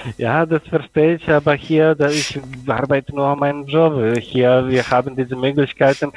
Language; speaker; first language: German; non-native, learner; Russian